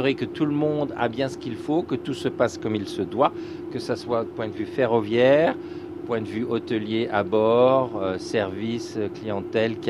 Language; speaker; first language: French; native; French